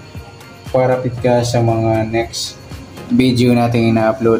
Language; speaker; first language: Filipino; native; Filipino